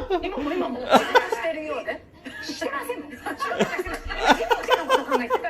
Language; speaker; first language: Japanese; native; Japanese